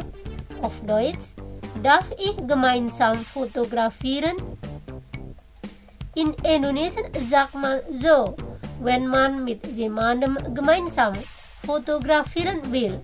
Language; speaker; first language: German; non-native, fluent; Indonesian